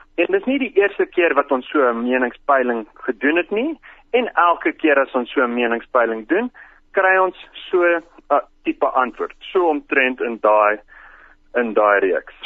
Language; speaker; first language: Afrikaans; non-native, local second language; English